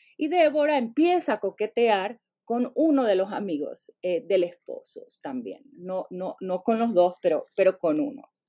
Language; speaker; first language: Spanish; native; Spanish